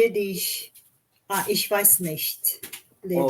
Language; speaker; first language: German; non-native, learner; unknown